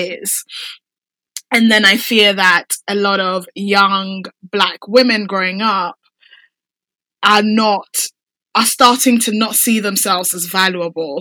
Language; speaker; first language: English; non-native, local second language; Akan